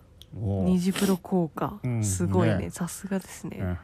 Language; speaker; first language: Japanese; native; Japanese